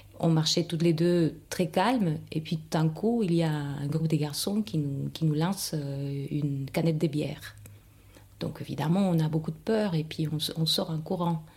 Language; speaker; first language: French; non-native, fluent; Spanish